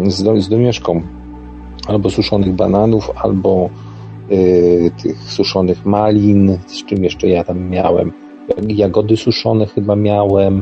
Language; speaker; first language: Polish; native; Polish